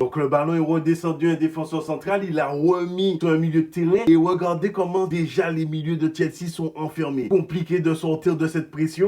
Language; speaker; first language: French; native; French